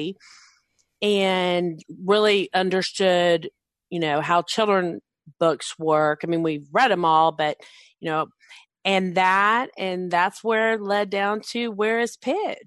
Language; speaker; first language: English; native; English